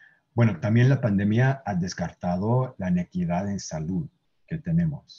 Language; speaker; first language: Spanish; non-native, fluent; English